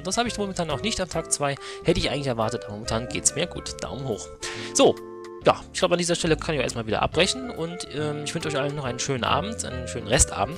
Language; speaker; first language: German; native; German